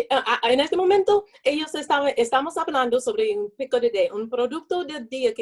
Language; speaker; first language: Spanish; non-native, learner; English